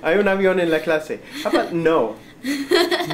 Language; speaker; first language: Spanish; non-native, fluent; English